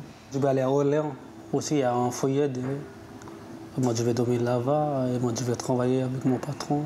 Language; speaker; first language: French; non-native, learner; Nepali